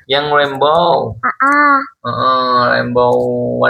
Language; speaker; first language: Indonesian; non-native, local second language; Sundanese